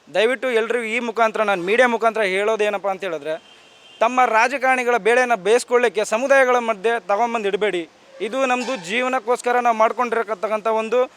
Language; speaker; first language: Kannada; non-native, local second language; Lambadi